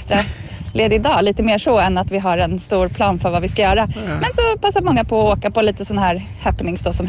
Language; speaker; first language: Swedish; native; Swedish